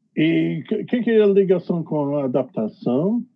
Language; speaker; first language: Portuguese; non-native, fluent; English